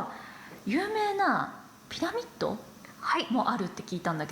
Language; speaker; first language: Japanese; native; Japanese